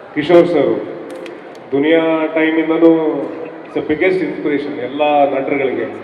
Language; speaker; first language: Kannada; native; Kannada